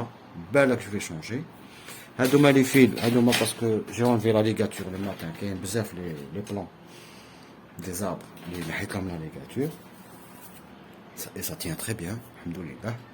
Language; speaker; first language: French; non-native, local second language; Arabic